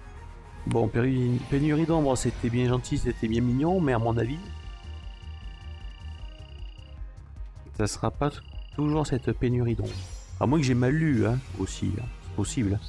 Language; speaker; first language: French; native; French